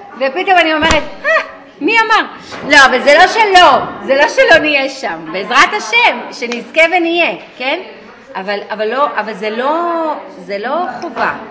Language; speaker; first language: Hebrew; early bilingual, other home language; English